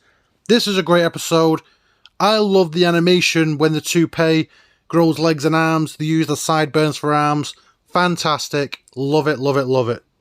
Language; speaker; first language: English; native; English